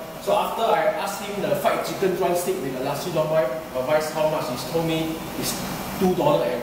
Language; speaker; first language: English; non-native, local second language; Chinese